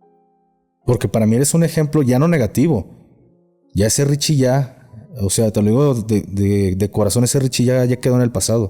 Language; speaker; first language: Spanish; native; Spanish